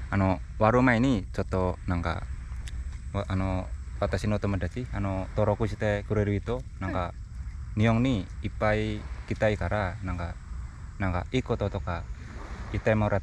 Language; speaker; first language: Japanese; non-native, learner; Indonesian